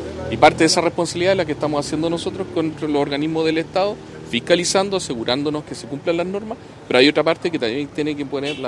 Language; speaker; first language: Spanish; native; Spanish